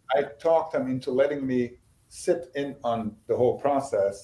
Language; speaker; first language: English; non-native, fluent; Bosnian